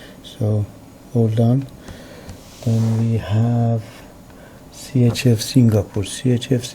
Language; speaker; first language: English; non-native, fluent; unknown